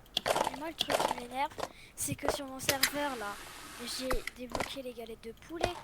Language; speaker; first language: French; native; French